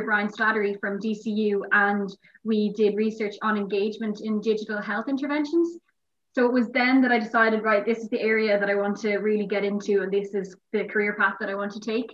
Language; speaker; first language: English; native; English